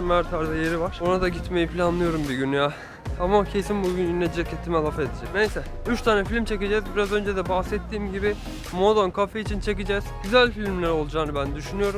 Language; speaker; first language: Turkish; native; Turkish